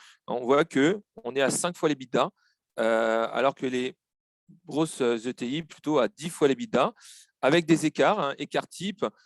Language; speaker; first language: French; native; French